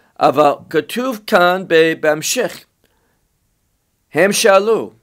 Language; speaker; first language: Hebrew; non-native, fluent; English